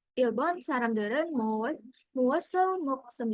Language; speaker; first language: Korean; non-native, learner; Indonesian